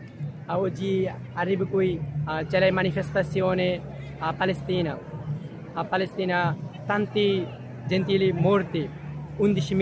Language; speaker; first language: Italian; non-native, learner; Bangla